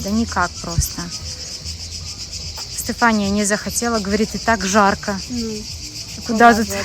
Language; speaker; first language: Russian; native; Russian